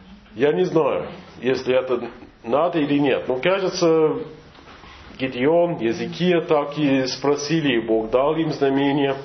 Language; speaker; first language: Russian; non-native, fluent; English